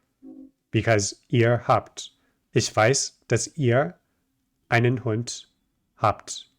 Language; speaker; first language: German; non-native, fluent; English